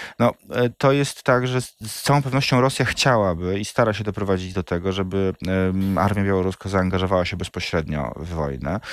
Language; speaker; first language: Polish; native; Polish